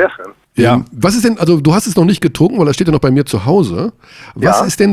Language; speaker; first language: German; native; German